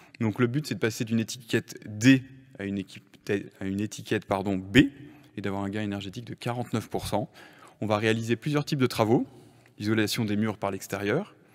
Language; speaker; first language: French; native; French